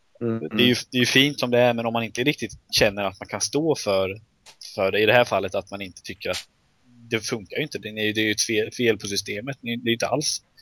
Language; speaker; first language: Swedish; native; Swedish